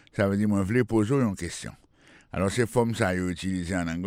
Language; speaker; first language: French; non-native, learner; Haitian Creole